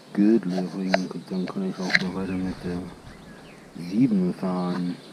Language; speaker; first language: German; non-native, fluent; English